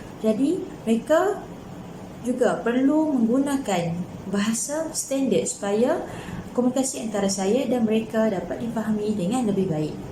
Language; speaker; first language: Malay; native; Malay